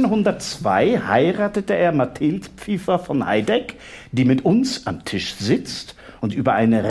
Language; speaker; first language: German; native; German